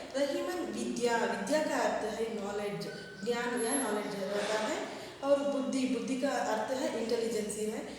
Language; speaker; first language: Hindi; non-native, local second language; Kannada